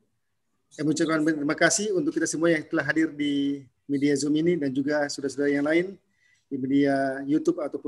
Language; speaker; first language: Indonesian; native; Indonesian